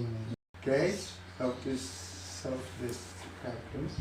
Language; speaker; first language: English; non-native, learner; Indonesian